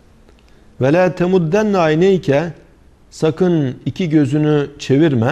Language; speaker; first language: Turkish; native; Turkish